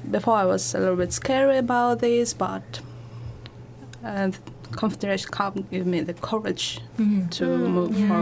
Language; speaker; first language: English; non-native, learner; Russian